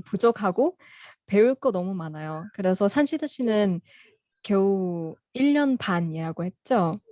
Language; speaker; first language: Korean; non-native, fluent; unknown